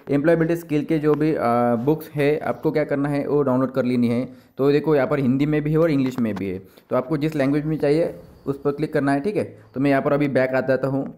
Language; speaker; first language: Hindi; non-native, local second language; Marathi